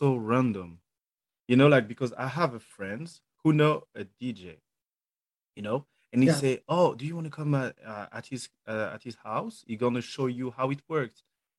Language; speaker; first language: English; non-native, fluent; French